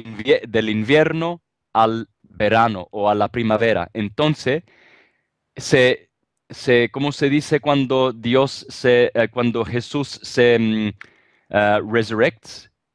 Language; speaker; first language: Spanish; non-native, fluent; Italian